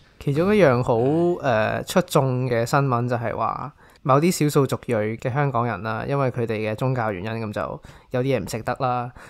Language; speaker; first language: Cantonese; native; Cantonese